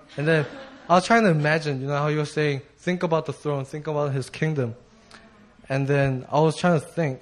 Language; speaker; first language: English; native; English